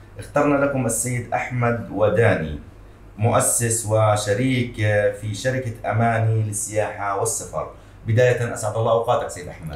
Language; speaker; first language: Arabic; native; Arabic